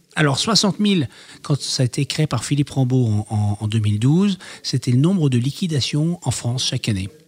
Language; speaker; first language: French; native; French